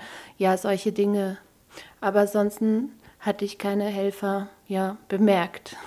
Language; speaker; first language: German; early bilingual, other home language; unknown